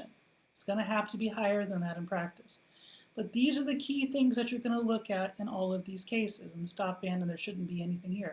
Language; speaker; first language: English; native; English